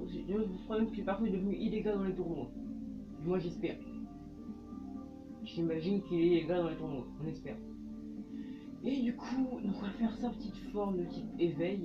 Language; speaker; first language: French; native; French